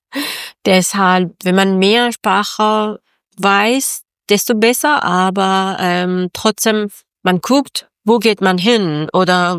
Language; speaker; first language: German; non-native, learner; Persian